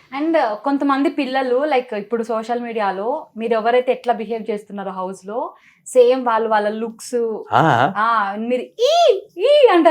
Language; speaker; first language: Telugu; native; Telugu